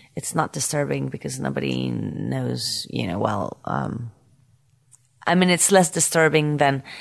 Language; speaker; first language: English; non-native, fluent; French